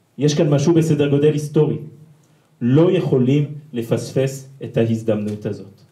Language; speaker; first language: Hebrew; non-native, fluent; French